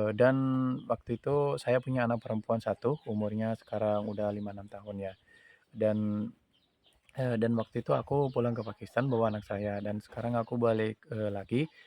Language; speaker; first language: Indonesian; non-native, fluent; Urdu